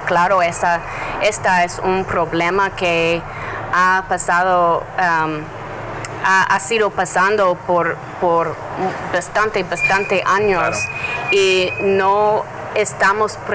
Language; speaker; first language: Spanish; non-native, learner; English